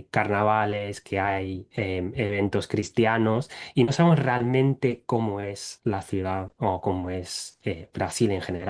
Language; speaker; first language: Spanish; non-native, fluent; English